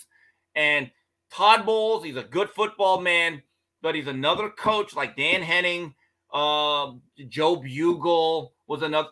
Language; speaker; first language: English; native; English